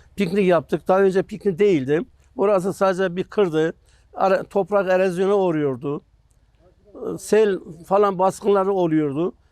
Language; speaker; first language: Turkish; non-native, local second language; Kurdish